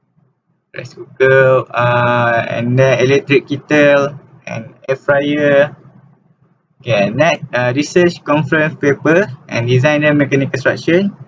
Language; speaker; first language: English; non-native, learner; Malay